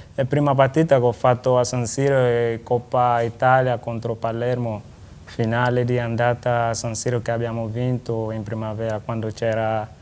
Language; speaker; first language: Italian; non-native, learner; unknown